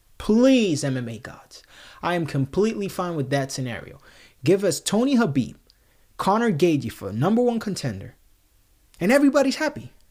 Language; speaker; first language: English; non-native, local second language; Spanish